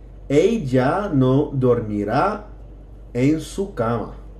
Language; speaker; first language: Spanish; non-native, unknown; English